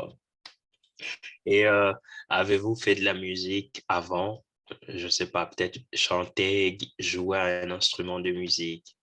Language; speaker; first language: French; non-native, local second language; Lingala